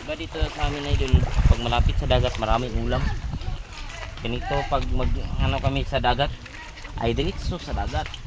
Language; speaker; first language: Filipino; non-native, local second language; Cebuano